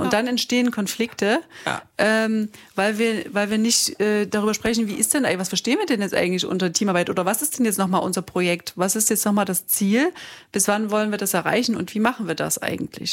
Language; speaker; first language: German; native; German